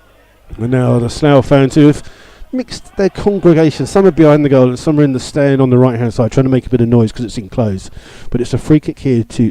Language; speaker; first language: English; native; English